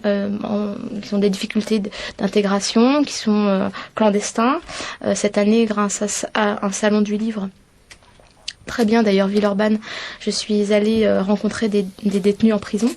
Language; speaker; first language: French; native; French